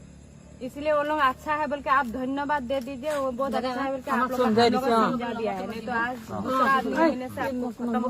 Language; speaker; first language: Hindi; non-native, local second language; Assamese